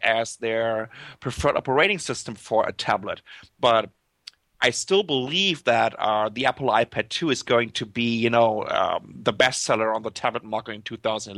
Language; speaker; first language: English; non-native, fluent; German